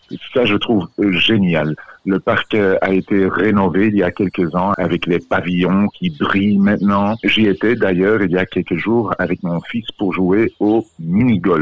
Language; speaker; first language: French; non-native, local second language; Dutch